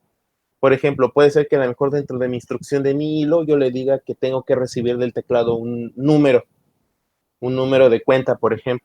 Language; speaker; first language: Spanish; native; Spanish